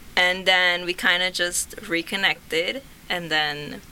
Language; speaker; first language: English; early bilingual, other home language; Spanish